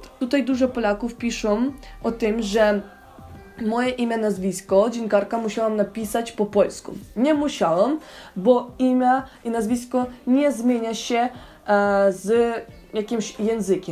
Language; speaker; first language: Polish; non-native, learner; Ukrainian